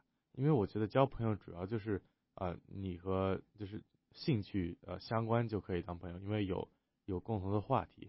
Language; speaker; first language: Chinese; early bilingual, heritage; Chinese